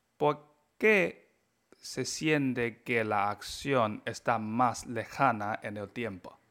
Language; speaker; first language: Spanish; non-native, fluent; Chinese